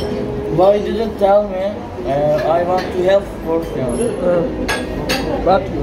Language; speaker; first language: English; non-native, learner; Turkish